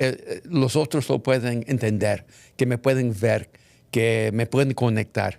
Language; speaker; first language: Spanish; early bilingual, heritage; English